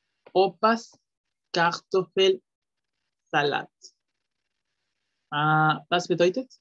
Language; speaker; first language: German; non-native, fluent; Spanish